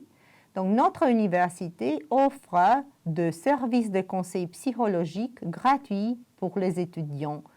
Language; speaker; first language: French; non-native, fluent; Romanian